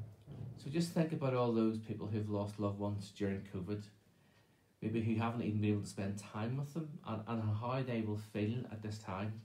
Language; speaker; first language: English; native; English